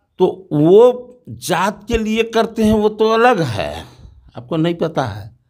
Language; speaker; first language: Hindi; native; Hindi